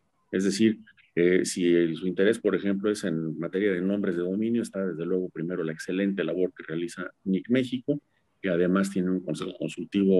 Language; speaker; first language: Spanish; native; Spanish